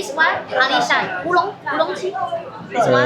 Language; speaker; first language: English; non-native, learner; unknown